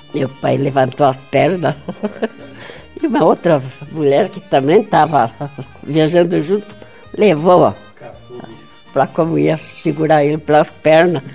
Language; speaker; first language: Portuguese; native; Portuguese